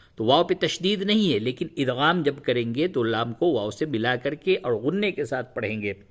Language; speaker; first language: Urdu; native; Urdu